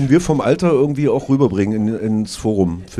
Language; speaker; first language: German; native; German